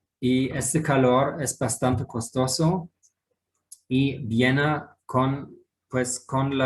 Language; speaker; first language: Spanish; non-native, fluent; German